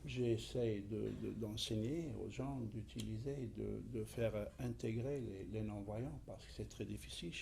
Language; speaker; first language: French; non-native, fluent; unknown